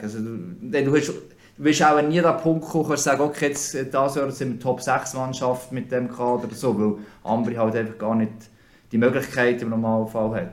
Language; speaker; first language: German; native; German